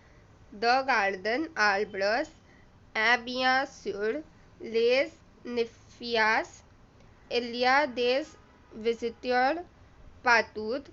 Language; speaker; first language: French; non-native, learner; Hindi